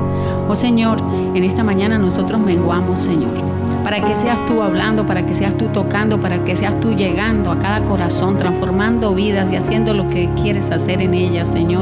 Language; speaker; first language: Spanish; native; Spanish